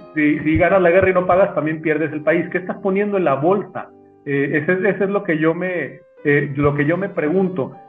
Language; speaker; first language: Spanish; native; Spanish